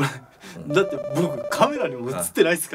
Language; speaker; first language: Japanese; native; Japanese